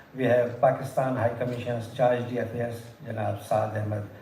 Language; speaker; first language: English; non-native, local second language; Hindi